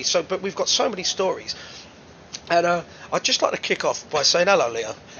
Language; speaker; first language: English; native; English